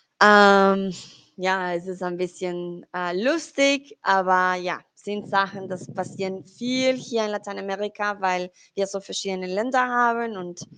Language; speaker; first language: German; non-native, learner; Spanish